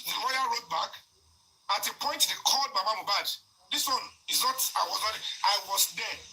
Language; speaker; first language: English; non-native, local second language; Yoruba